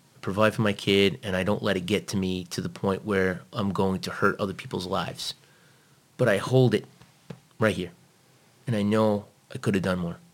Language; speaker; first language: English; native; English